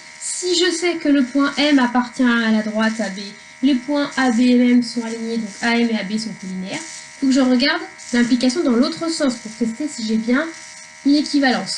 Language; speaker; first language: French; native; French